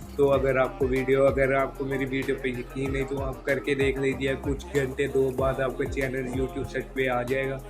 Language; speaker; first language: Urdu; non-native, local second language; Punjabi